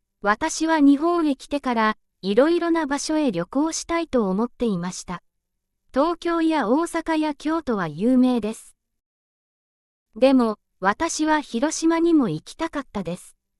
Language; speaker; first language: Japanese; non-native, fluent; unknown